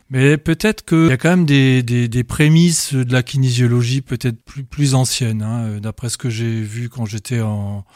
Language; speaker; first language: French; native; French